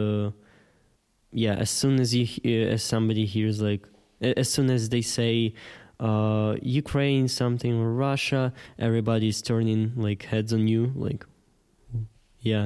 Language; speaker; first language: English; non-native, fluent; Ukrainian